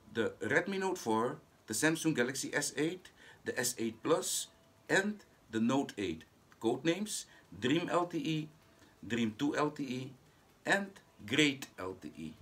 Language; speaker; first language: English; non-native, fluent; Dutch